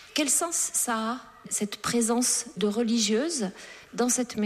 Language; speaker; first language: French; native; French